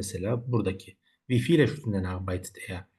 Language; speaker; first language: German; non-native, fluent; Turkish